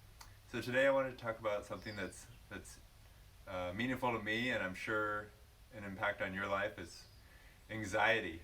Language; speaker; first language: English; native; English